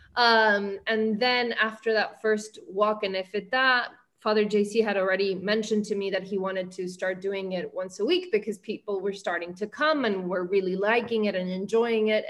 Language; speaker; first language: English; early bilingual, heritage; Spanish